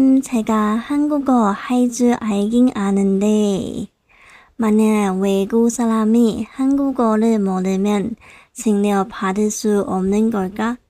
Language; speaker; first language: Korean; non-native, local second language; Chinese